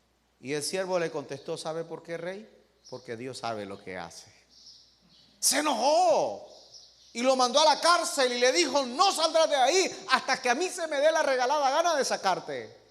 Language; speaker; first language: Spanish; native; Spanish